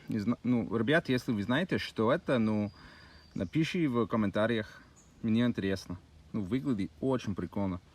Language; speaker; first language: Russian; non-native, learner; English